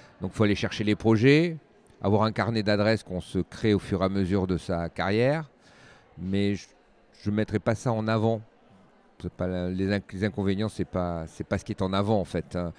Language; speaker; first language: French; native; French